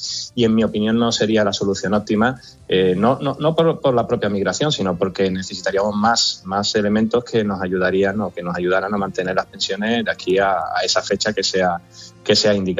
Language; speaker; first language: Spanish; native; Spanish